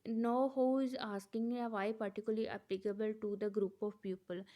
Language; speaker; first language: English; non-native, local second language; Punjabi